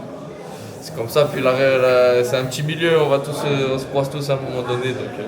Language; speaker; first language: French; native; French